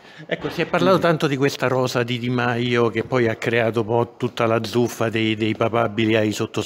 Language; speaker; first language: Italian; native; Italian